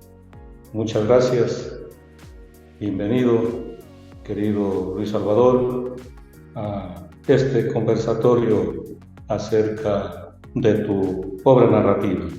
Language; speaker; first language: Spanish; native; Spanish